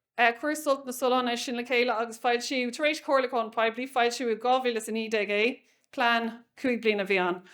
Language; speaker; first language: Irish; non-native, local second language; English